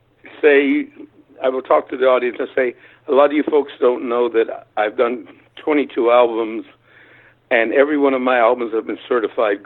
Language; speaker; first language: English; early bilingual, other home language; German